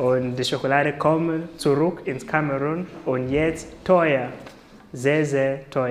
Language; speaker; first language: German; non-native, learner; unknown